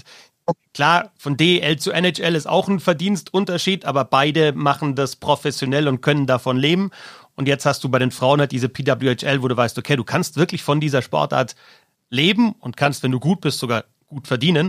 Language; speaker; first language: German; native; German